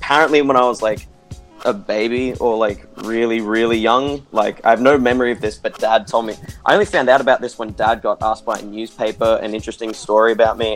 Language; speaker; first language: English; native; English